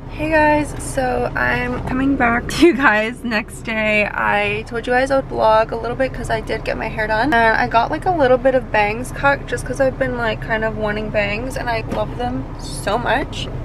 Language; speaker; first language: English; native; English